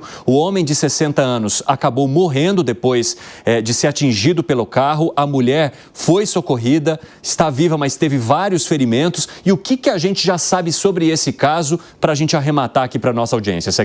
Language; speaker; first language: Portuguese; native; Portuguese